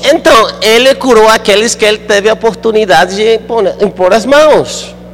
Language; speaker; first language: Portuguese; non-native, fluent; Spanish